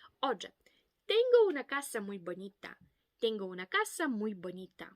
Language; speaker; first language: Spanish; non-native, fluent; Ukrainian